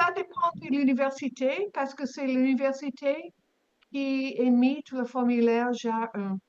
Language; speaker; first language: French; non-native, learner; English